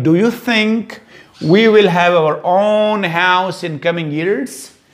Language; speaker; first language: English; non-native, local second language; Pashto